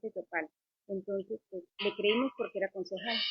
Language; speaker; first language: Spanish; native; Spanish